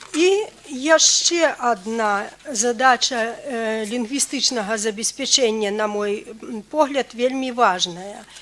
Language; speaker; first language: Belarusian; native; Belarusian